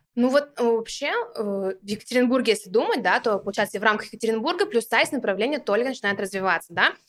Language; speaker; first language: Russian; native; Russian